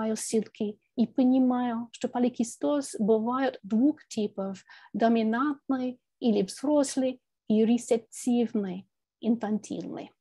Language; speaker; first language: Russian; non-native, fluent; English